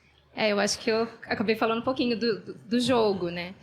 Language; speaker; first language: Portuguese; native; Portuguese